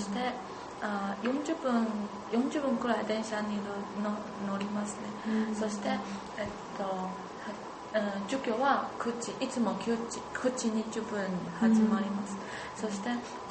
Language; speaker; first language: Japanese; non-native, learner; Chinese